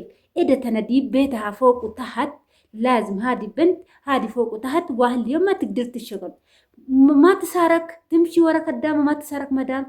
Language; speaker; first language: Arabic; non-native, learner; Oromo